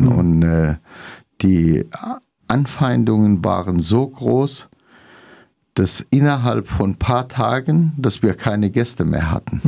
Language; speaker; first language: German; non-native, fluent; Arabic